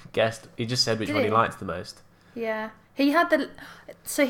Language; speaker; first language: English; native; English